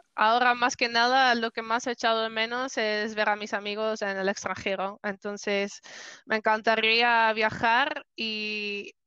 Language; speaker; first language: Spanish; non-native, fluent; Dutch